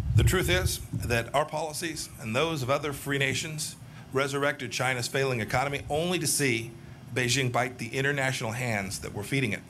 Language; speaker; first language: English; native; English